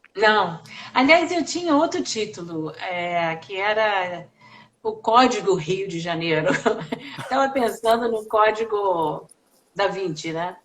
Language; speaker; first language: Portuguese; non-native, fluent; English